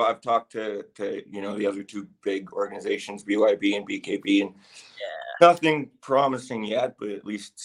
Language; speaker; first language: English; native; English